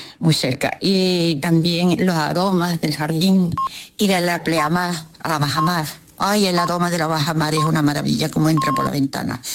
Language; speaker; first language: Spanish; early bilingual, other home language; Russian